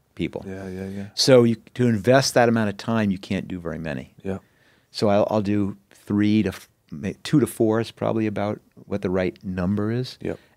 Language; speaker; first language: English; native; English